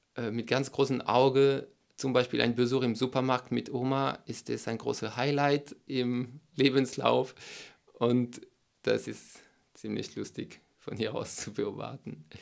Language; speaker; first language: German; non-native, fluent; French